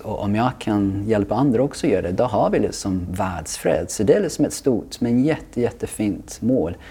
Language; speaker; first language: Swedish; non-native, fluent; English